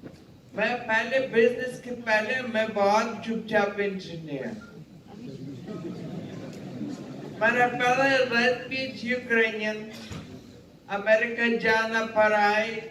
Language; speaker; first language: Hindi; non-native, learner; Ukrainian